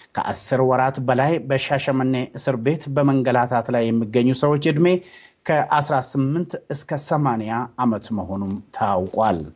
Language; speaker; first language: Amharic; non-native, local second language; Oromo